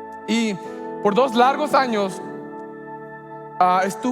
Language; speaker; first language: Spanish; early bilingual, heritage; Spanish